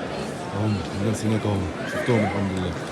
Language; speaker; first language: Arabic; native; Arabic